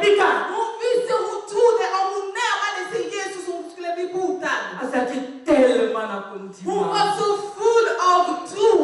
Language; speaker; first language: Swedish; non-native, fluent; Lingala